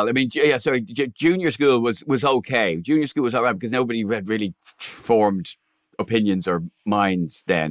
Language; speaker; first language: English; native; English